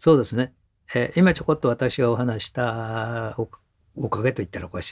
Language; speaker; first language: Japanese; native; Japanese